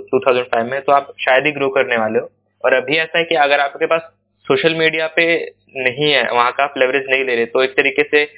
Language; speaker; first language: Hindi; native; Hindi